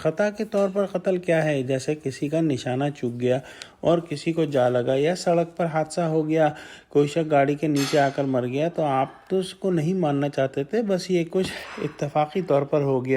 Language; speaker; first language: Urdu; native; Urdu